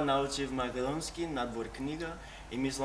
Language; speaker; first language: Macedonian; non-native, learner; English